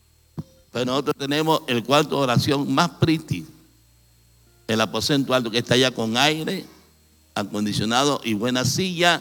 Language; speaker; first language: Spanish; native; Spanish